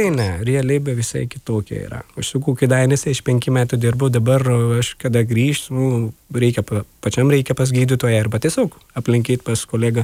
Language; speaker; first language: Lithuanian; non-native, fluent; Urdu